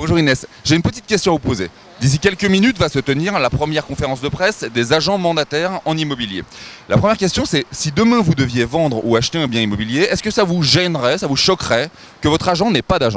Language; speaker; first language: French; native; French